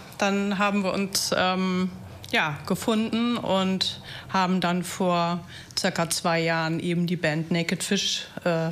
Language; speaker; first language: German; native; German